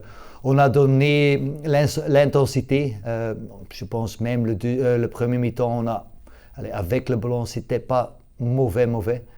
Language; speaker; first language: French; non-native, local second language; Dutch